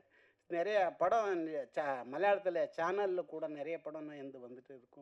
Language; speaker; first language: Tamil; non-native, learner; Malayalam